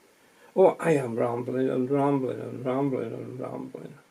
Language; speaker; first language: English; native; English